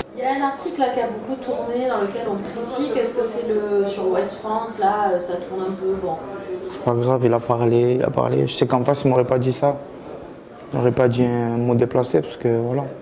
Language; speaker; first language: French; native; French